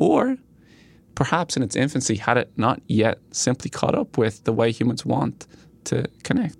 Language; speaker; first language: English; native; English